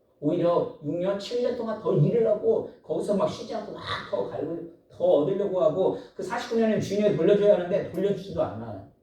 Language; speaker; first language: Korean; native; Korean